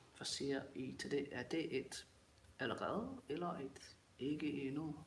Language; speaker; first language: Danish; native; Danish